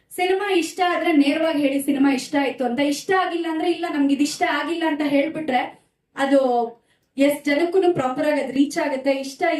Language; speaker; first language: Kannada; native; Kannada